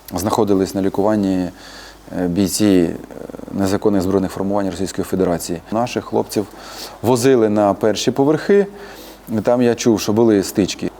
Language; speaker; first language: Ukrainian; native; Ukrainian